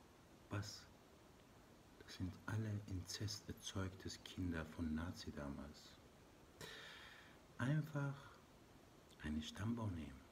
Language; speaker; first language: German; non-native, learner; Persian